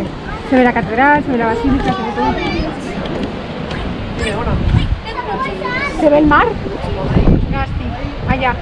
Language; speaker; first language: Spanish; native; Spanish